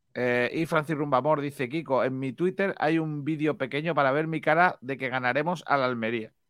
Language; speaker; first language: Spanish; native; Spanish